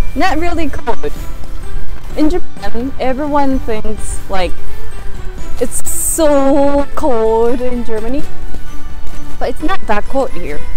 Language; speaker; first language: English; non-native, fluent; Japanese